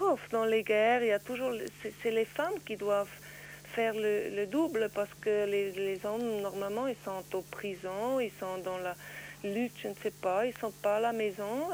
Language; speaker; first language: French; non-native, learner; Swiss German